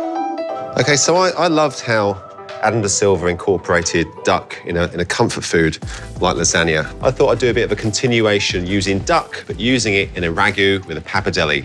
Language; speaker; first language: English; native; English